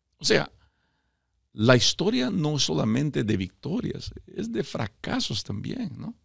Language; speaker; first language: Spanish; early bilingual, heritage; Spanish